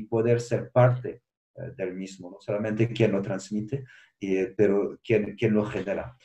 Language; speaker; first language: Spanish; non-native, fluent; French